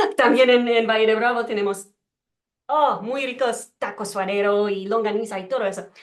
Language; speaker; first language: Spanish; non-native, learner; English